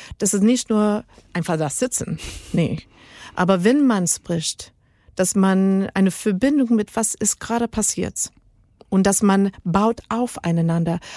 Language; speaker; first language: German; non-native, learner; Spanish